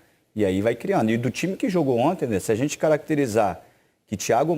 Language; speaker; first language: Portuguese; native; Portuguese